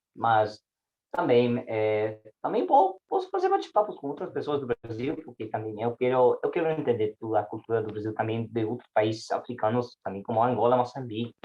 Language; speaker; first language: Portuguese; non-native, learner; English